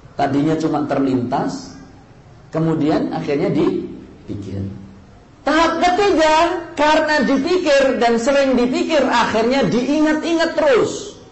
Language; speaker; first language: Indonesian; native; Indonesian